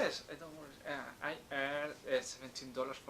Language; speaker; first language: English; non-native, learner; Spanish